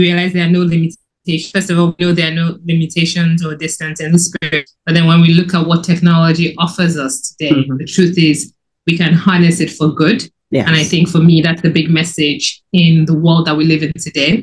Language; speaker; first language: English; non-native, local second language; Yoruba